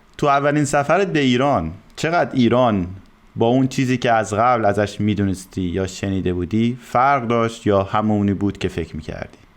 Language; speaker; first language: Persian; native; Persian